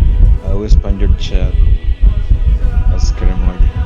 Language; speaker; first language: English; non-native, learner; Spanish